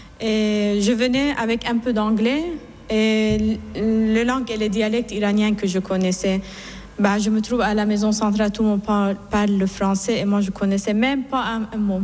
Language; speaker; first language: French; non-native, fluent; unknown